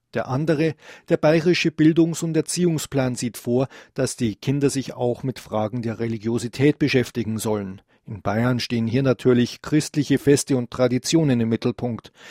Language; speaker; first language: German; native; German